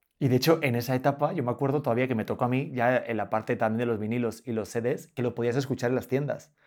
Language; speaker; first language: Spanish; native; Spanish